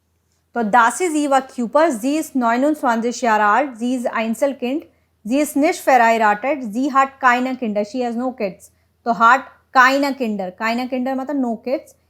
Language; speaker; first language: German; non-native, fluent; Hindi